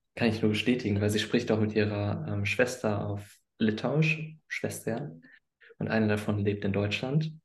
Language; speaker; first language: German; native; German